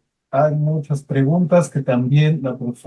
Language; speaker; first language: Spanish; native; Spanish